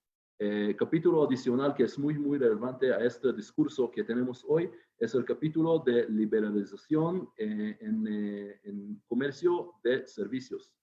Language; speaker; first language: Spanish; non-native, fluent; Hebrew